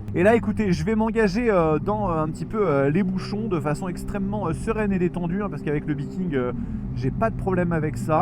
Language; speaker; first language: French; native; French